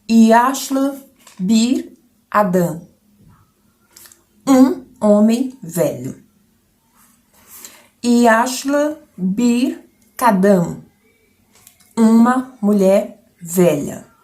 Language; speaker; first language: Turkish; non-native, learner; Portuguese